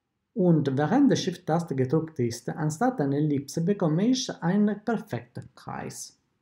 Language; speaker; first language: German; non-native, fluent; Italian